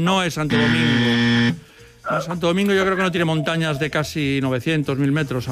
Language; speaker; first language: Spanish; native; Spanish